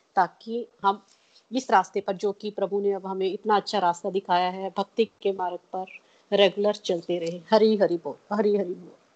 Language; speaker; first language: Hindi; non-native, local second language; Punjabi